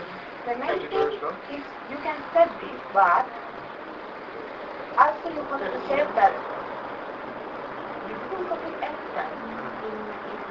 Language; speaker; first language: English; non-native, local second language; Spanish